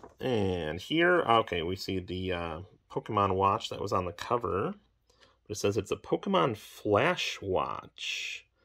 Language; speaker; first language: English; native; English